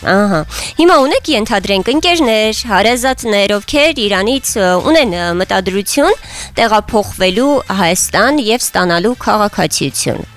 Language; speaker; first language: Armenian; native; Armenian